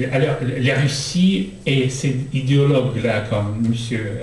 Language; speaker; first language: French; non-native, fluent; Russian